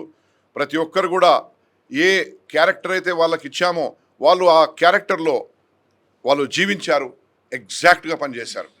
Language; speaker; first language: Telugu; native; Telugu